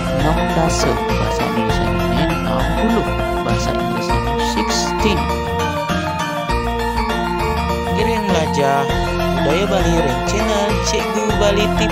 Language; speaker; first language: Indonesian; non-native, local second language; Balinese